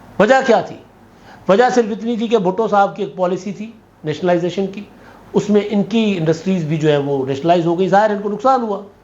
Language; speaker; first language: Urdu; non-native, local second language; Sindhi